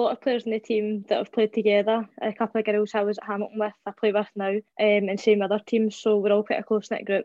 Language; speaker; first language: English; native; English